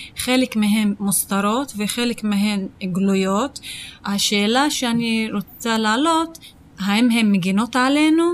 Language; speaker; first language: Hebrew; non-native, local second language; Arabic